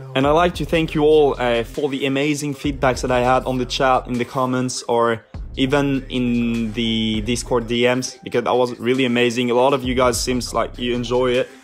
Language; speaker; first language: English; non-native, fluent; French